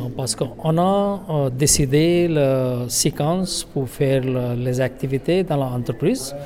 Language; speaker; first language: French; non-native, learner; Hindi